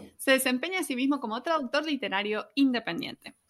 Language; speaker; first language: Spanish; native; Spanish